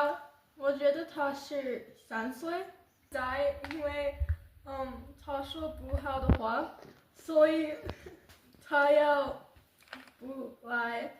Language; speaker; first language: Chinese; non-native, learner; English